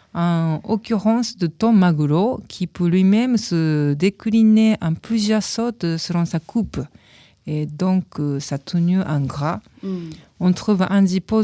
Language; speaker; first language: French; non-native, fluent; Japanese